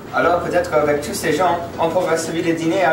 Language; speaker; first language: French; non-native, learner; English